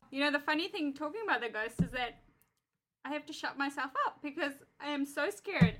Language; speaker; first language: English; native; English